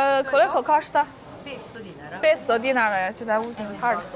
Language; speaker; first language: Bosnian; non-native, learner; Chinese